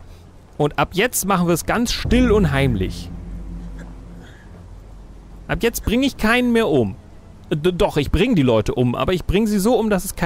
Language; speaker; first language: German; native; German